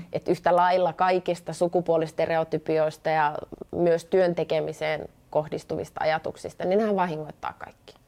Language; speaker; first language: Finnish; native; Finnish